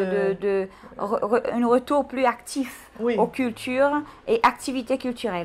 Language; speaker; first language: French; non-native, local second language; Seselwa Creole French